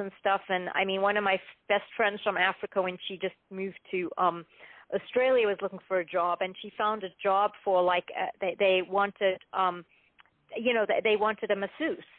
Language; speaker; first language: English; native; English